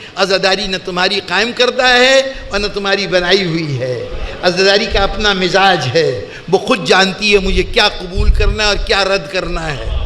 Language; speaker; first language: Urdu; native; Urdu